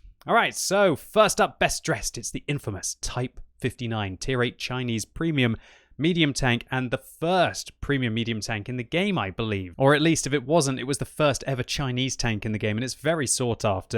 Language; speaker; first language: English; native; English